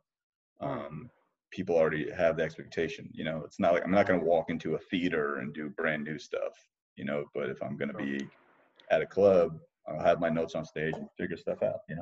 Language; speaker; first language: English; native; English